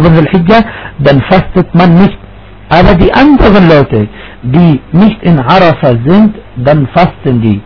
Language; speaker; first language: German; non-native, fluent; Arabic